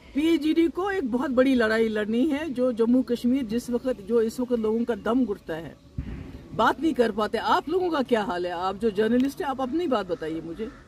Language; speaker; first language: Hindi; non-native, local second language; Kashmiri